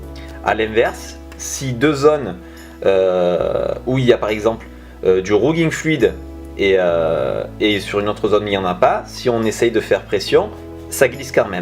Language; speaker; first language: French; native; French